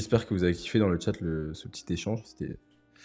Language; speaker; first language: French; native; French